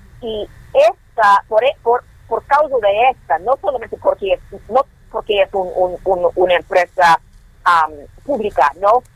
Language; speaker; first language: Spanish; non-native, fluent; English